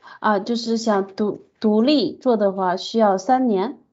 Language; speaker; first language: Chinese; native; Chinese